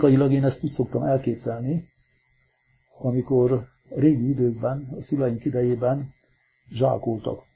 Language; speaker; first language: Hungarian; native; Hungarian